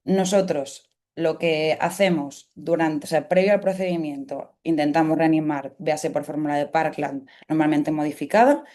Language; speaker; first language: Spanish; native; Spanish